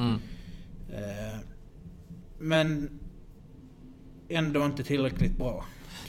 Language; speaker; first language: Swedish; native; Swedish